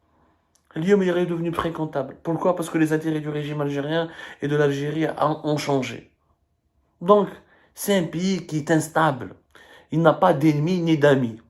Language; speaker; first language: French; non-native, local second language; Arabic